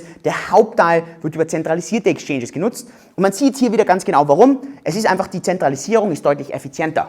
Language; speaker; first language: German; native; German